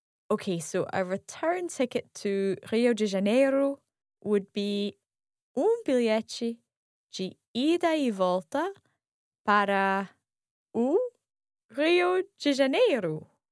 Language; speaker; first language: Portuguese; non-native, learner; English